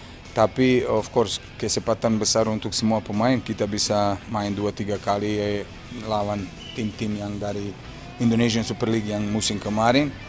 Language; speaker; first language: Indonesian; non-native, fluent; Serbian